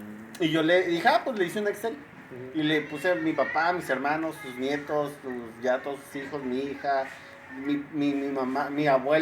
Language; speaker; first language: Spanish; native; Spanish